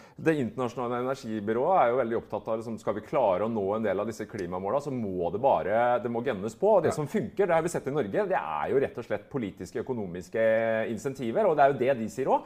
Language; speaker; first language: Norwegian; native; Norwegian